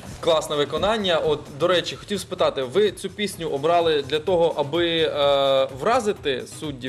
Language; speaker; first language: Ukrainian; native; Ukrainian